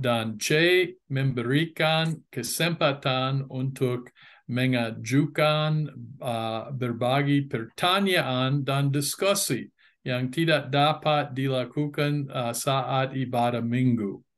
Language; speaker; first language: Indonesian; non-native, fluent; English